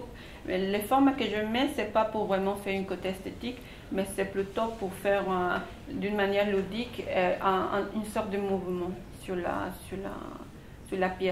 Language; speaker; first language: French; non-native, fluent; Spanish